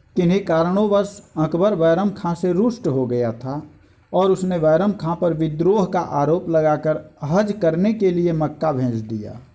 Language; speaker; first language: Hindi; native; Hindi